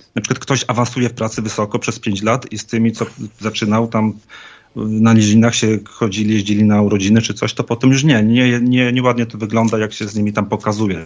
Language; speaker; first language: Polish; native; Polish